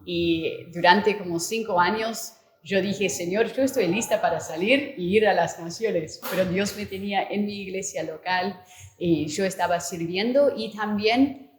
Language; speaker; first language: Spanish; non-native, fluent; English